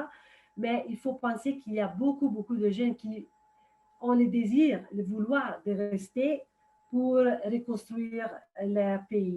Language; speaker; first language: French; non-native, fluent; Italian